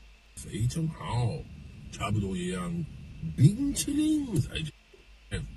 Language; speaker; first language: Chinese; non-native, learner; English